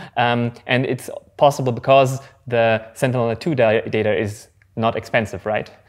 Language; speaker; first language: English; non-native, fluent; German